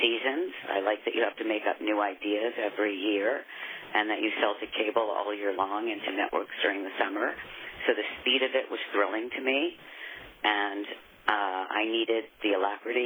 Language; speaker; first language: English; native; English